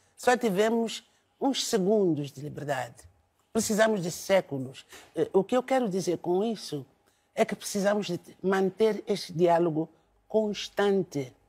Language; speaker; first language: Portuguese; non-native, local second language; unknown